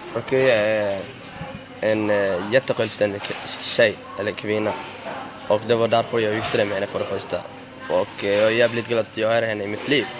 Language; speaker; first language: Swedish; early bilingual, other home language; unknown